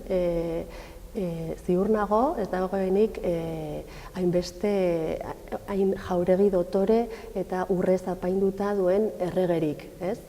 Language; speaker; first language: Basque; non-native, local second language; Spanish